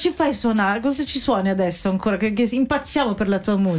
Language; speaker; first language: Italian; native; Italian